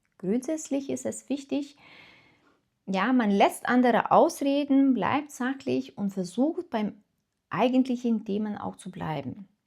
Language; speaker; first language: German; non-native, fluent; Lithuanian